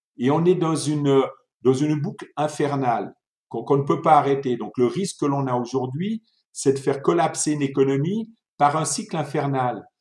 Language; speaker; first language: French; early bilingual, other home language; Italian